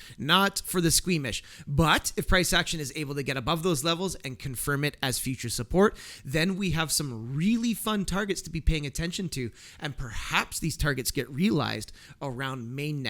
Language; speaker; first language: English; native; English